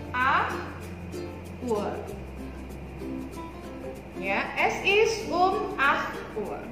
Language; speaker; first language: German; non-native, learner; Indonesian